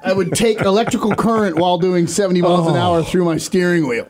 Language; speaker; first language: English; native; English